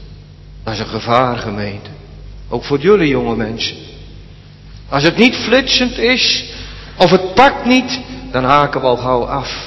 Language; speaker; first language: Dutch; native; Dutch